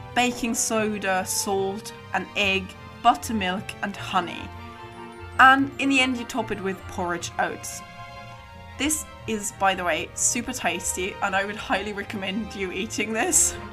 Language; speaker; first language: English; non-native, fluent; German